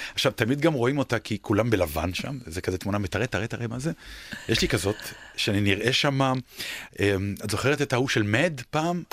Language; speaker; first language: Hebrew; native; Hebrew